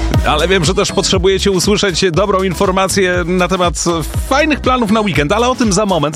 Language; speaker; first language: Polish; native; Polish